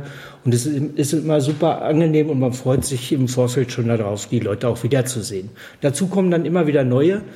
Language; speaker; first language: German; native; German